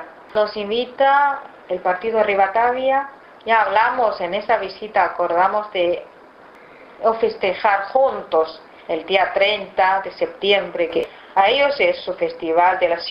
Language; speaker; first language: Spanish; non-native, fluent; Chinese